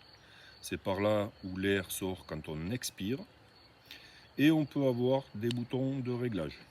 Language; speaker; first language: French; native; French